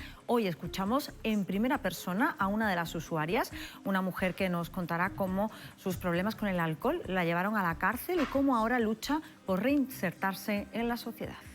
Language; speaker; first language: Spanish; native; Spanish